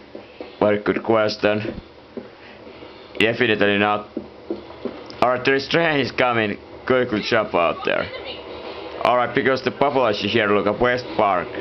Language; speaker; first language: English; non-native, fluent; Italian